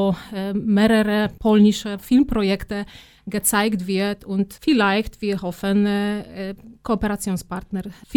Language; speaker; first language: German; non-native, fluent; Polish